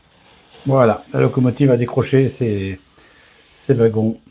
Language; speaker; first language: French; native; French